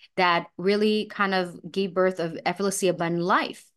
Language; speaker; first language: English; non-native, fluent; Russian